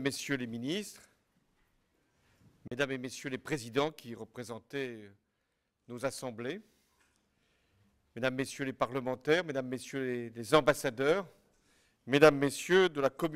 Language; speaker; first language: French; native; French